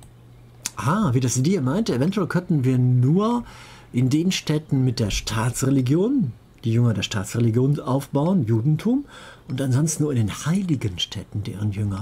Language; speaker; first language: German; native; German